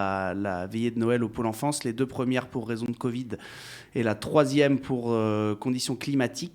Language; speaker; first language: French; native; French